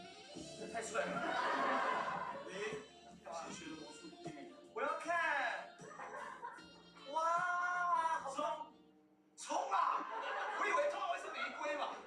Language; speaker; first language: Chinese; native; Chinese